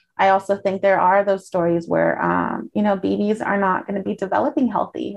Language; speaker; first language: English; early bilingual, other home language; Spanish